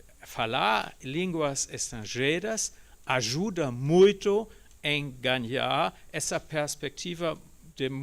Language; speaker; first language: Portuguese; non-native, fluent; German